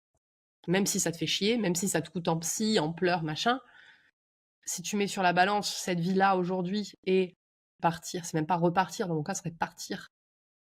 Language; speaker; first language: French; native; French